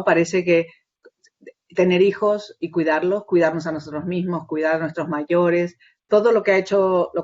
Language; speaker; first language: Spanish; native; Spanish